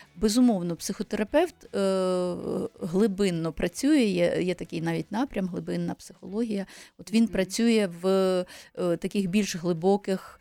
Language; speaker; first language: Ukrainian; native; Ukrainian